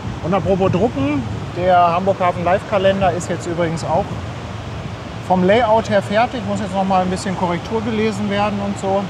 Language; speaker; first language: German; native; German